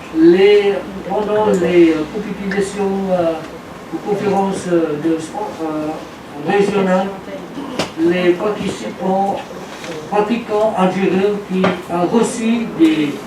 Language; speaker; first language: French; non-native, learner; Vietnamese